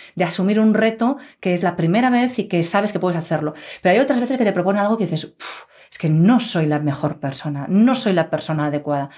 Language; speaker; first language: Spanish; native; Spanish